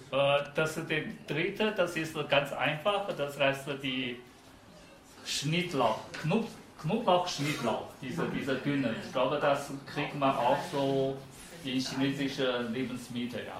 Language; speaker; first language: German; non-native, fluent; Chinese